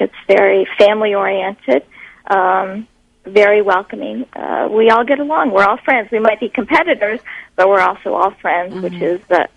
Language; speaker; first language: English; native; English